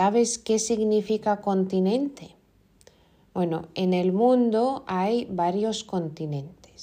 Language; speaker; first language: Spanish; non-native, fluent; Lithuanian